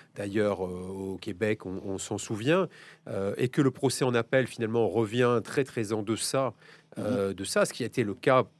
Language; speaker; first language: French; native; French